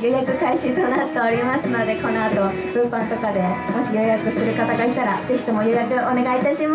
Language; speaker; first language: Japanese; native; Japanese